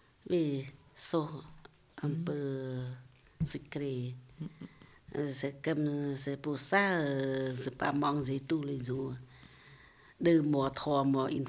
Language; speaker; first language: French; non-native, learner; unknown